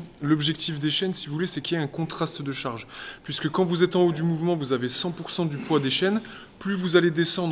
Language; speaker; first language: French; native; French